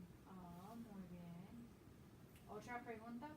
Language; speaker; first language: Spanish; non-native, fluent; English